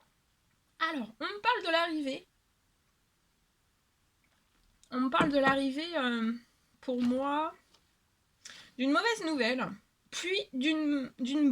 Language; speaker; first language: French; native; French